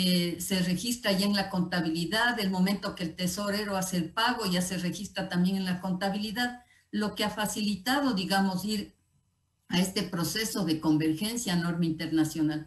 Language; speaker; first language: Spanish; native; Spanish